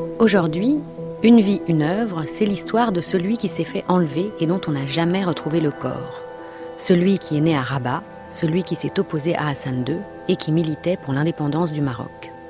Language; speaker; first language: French; native; French